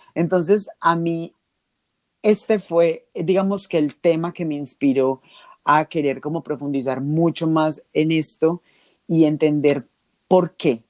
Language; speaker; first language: Spanish; native; Spanish